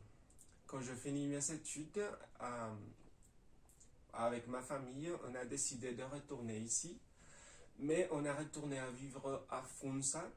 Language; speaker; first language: French; non-native, learner; Spanish